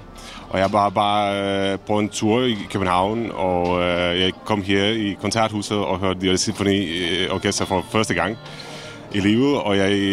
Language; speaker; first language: Danish; non-native, fluent; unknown